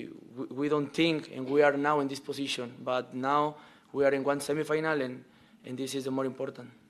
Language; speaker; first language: English; non-native, learner; Spanish